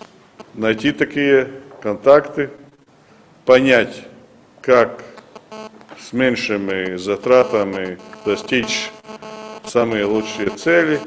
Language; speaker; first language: Russian; native; Russian